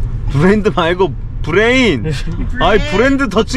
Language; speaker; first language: Korean; native; Korean